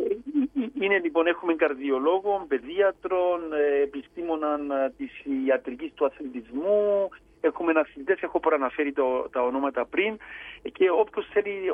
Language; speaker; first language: Greek; native; Greek